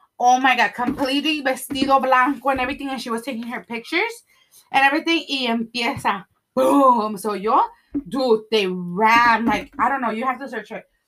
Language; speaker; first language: English; early bilingual, other home language; Spanish